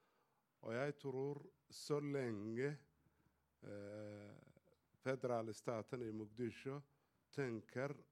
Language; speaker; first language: Swedish; non-native, learner; Somali